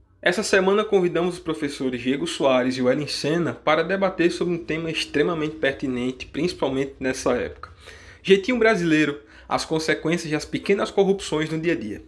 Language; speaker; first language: Portuguese; native; Portuguese